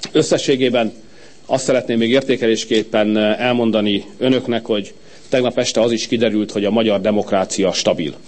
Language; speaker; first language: Hungarian; native; Hungarian